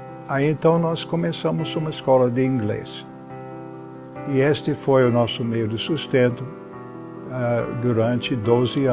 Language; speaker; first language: Portuguese; non-native, fluent; English